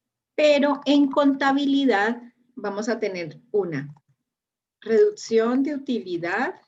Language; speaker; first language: Spanish; native; Spanish